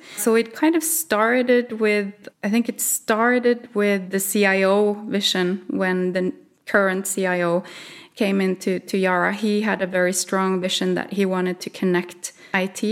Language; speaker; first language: English; non-native, fluent; Norwegian